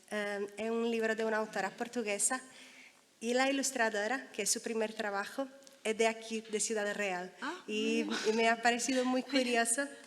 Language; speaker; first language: Spanish; non-native, fluent; Italian